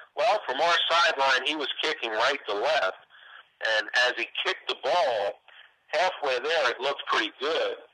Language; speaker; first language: English; native; English